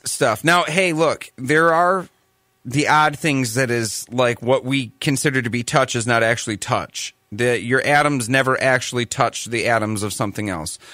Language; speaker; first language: English; native; English